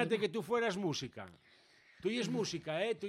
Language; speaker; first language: Spanish; native; Spanish